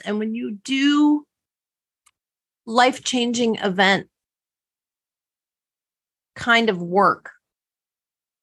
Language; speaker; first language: English; native; English